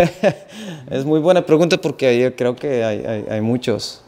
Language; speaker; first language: Spanish; non-native, fluent; Dutch